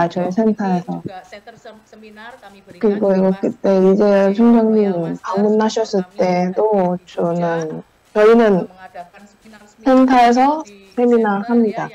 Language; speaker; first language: Korean; non-native, fluent; Indonesian